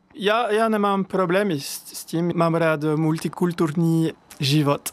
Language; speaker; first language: Czech; non-native, fluent; French